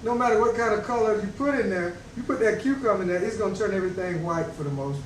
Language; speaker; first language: English; native; English